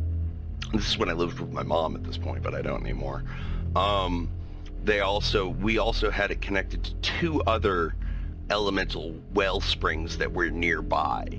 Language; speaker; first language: English; native; English